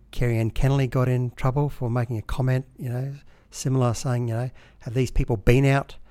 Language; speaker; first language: English; native; English